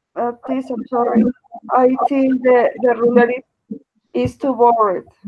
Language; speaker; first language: English; non-native, learner; Spanish